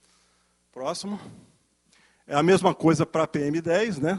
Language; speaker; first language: Portuguese; native; Portuguese